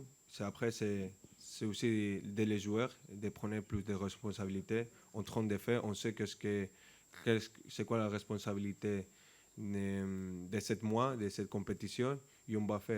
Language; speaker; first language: French; non-native, fluent; Spanish